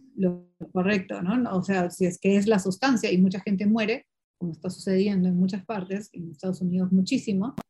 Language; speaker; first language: Spanish; non-native, local second language; Portuguese